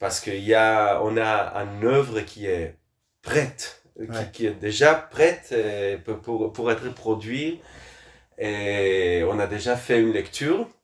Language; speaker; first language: French; non-native, fluent; Hebrew